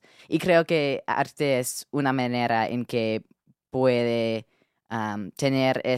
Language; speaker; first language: Spanish; non-native, learner; English